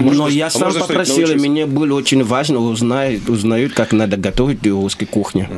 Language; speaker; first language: Russian; non-native, learner; Lingala